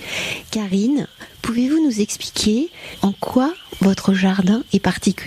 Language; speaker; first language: French; native; French